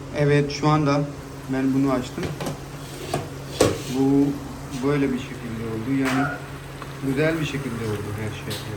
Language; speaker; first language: Turkish; non-native, learner; Urdu